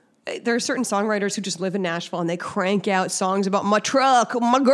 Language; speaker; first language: English; native; English